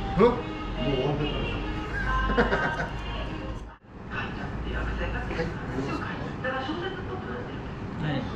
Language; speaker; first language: Japanese; non-native, learner; Nepali